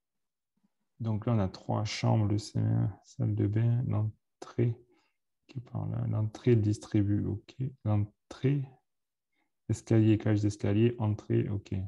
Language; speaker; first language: French; native; French